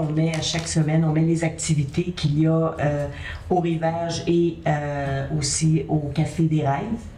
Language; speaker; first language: French; native; French